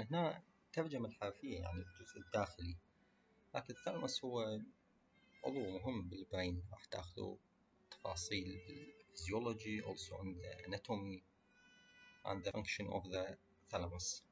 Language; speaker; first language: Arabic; native; Arabic